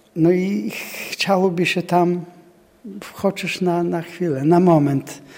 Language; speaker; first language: Polish; non-native, fluent; Bulgarian